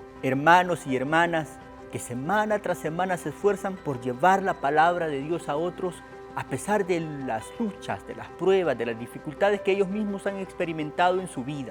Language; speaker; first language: Spanish; native; Spanish